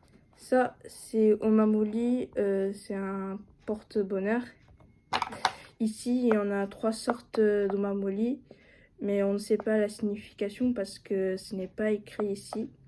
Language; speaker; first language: French; non-native, fluent; Japanese